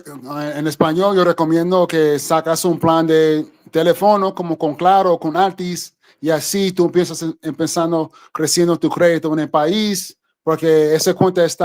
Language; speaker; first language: Spanish; non-native, fluent; English